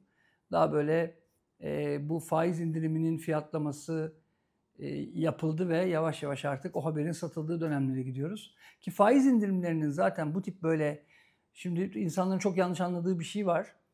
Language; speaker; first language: Turkish; native; Turkish